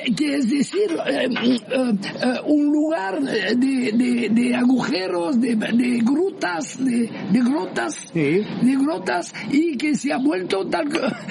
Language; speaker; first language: Spanish; non-native, fluent; French